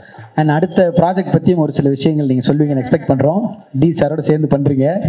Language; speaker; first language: Tamil; native; Tamil